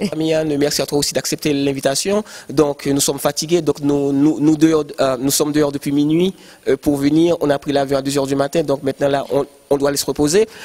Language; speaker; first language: French; non-native, local second language; Haitian Creole